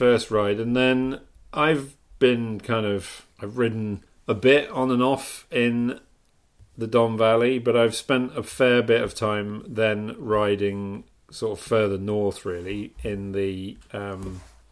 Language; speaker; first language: English; native; English